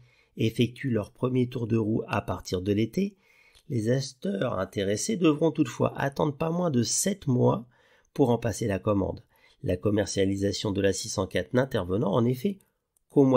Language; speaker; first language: French; native; French